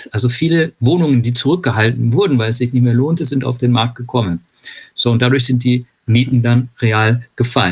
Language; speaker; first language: German; native; German